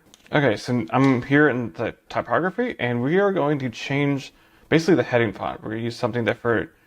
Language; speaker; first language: English; native; English